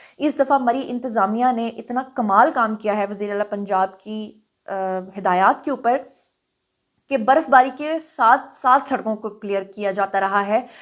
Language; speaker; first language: Urdu; non-native, local second language; Punjabi